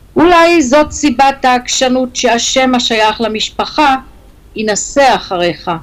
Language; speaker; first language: Hebrew; native; Hebrew